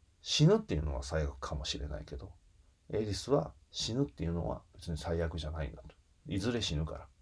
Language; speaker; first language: Japanese; native; Japanese